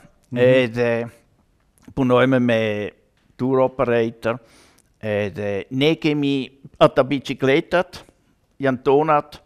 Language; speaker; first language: Albanian; non-native, learner; German